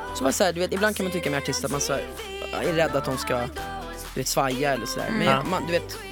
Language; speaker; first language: Swedish; early bilingual, other home language; Italian